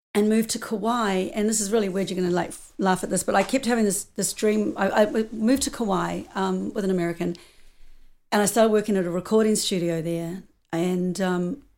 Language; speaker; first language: English; native; English